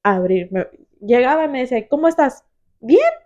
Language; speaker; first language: Spanish; early bilingual, heritage; Spanish